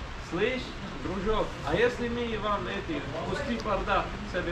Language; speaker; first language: Russian; non-native, learner; Turkish